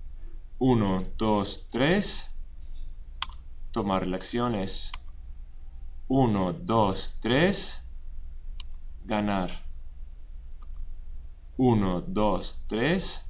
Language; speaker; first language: Spanish; non-native, fluent; English